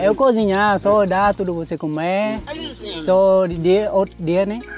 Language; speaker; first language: Portuguese; non-native, learner; Vietnamese